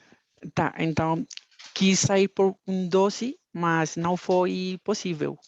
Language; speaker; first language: Portuguese; non-native, learner; Spanish